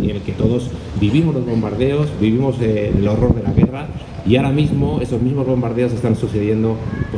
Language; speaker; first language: Spanish; native; Spanish